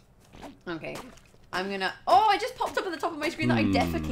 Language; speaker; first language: English; native; English